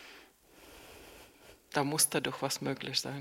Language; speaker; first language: German; non-native, fluent; Czech